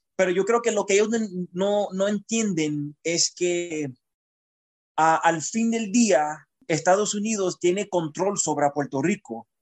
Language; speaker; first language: Spanish; early bilingual, heritage; Spanish